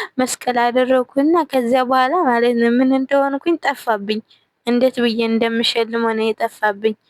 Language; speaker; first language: Amharic; non-native, local second language; Tigrinya